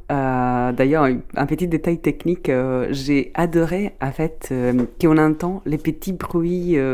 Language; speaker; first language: French; non-native, fluent; Italian